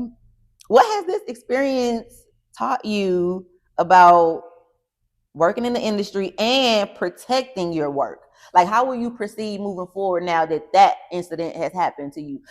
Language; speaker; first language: English; native; English